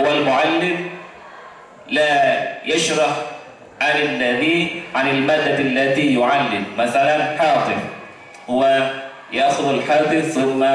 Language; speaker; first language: Arabic; non-native, fluent; Indonesian